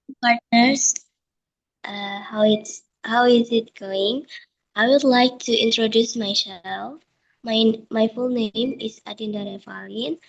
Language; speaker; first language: English; non-native, learner; Indonesian